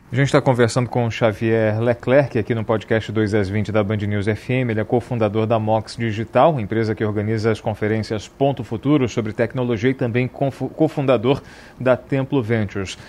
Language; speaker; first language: Portuguese; native; Portuguese